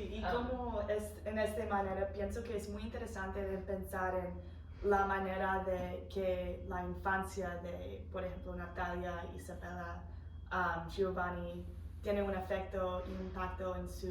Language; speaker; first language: Spanish; non-native, fluent; English